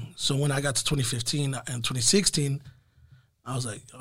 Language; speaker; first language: English; early bilingual, other home language; Spanish